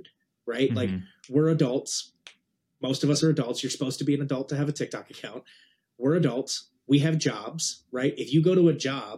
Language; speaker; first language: English; native; English